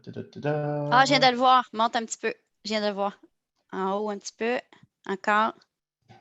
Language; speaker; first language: French; native; French